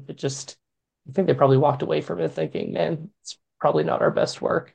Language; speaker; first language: English; native; English